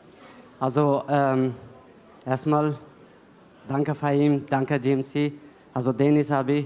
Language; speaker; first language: German; non-native, learner; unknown